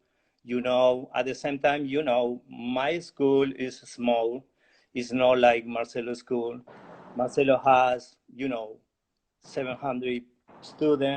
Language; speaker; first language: English; non-native, learner; Spanish